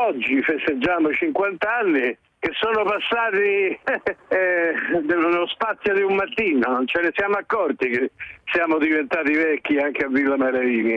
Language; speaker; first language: Italian; native; Italian